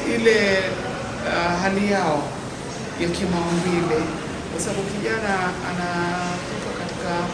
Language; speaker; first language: Swahili; native; Swahili